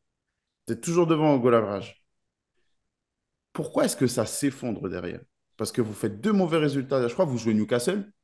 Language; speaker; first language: French; native; French